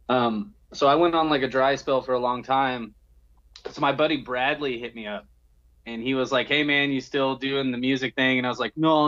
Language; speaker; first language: English; native; English